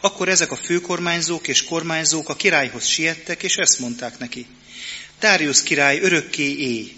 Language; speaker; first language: Hungarian; native; Hungarian